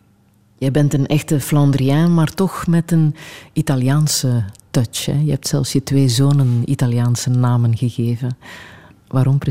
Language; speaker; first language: Dutch; native; Dutch